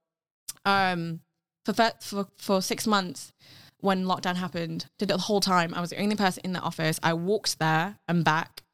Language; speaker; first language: English; non-native, local second language; Cantonese